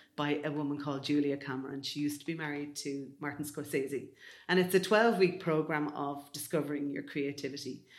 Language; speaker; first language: English; native; English